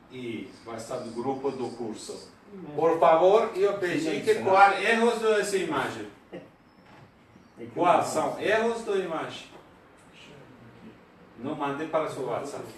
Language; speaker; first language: Portuguese; non-native, learner; Persian